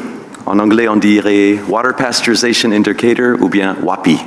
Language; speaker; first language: French; non-native, fluent; English